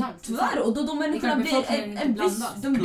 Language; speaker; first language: Swedish; early bilingual, other home language; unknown